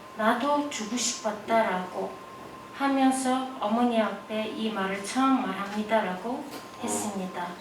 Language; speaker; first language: Korean; non-native, fluent; Mongolian